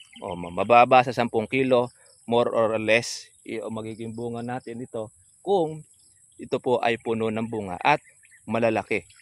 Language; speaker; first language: Filipino; native; Filipino